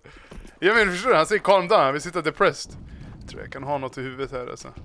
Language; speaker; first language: Swedish; native; Swedish